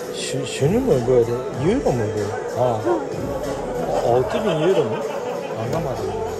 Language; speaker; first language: Turkish; non-native, fluent; Japanese